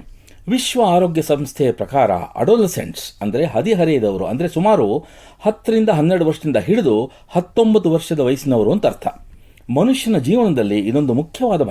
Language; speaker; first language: Kannada; native; Kannada